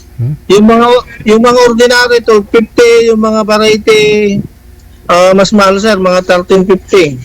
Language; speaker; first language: Filipino; non-native, local second language; Iloko